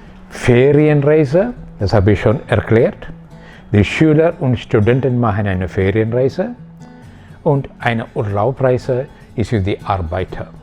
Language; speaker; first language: German; non-native, fluent; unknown